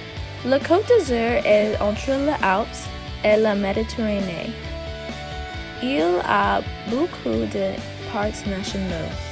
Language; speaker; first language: French; non-native, learner; English